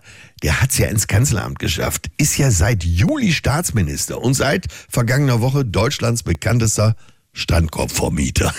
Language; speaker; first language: German; native; German